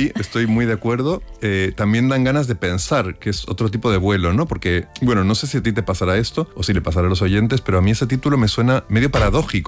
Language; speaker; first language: Spanish; native; Spanish